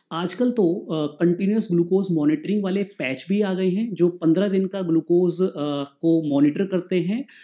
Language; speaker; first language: Hindi; native; Hindi